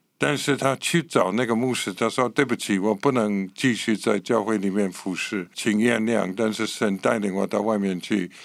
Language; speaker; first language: Chinese; non-native, fluent; English